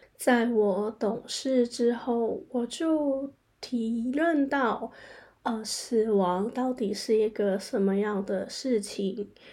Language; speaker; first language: Chinese; non-native, local second language; Cantonese